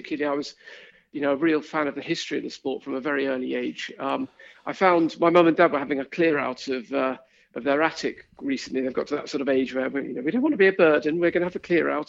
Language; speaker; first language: English; native; English